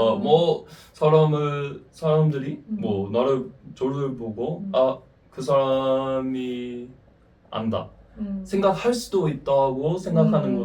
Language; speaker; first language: Korean; non-native, fluent; English